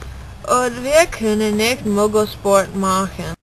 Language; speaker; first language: German; non-native, learner; English